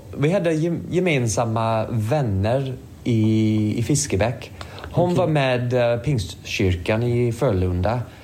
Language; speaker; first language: Swedish; non-native, fluent; English